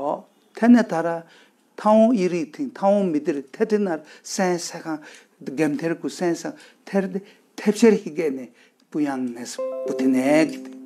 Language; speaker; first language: Mongolian; non-native, fluent; Tibetan